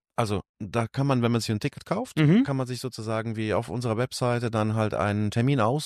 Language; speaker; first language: German; native; German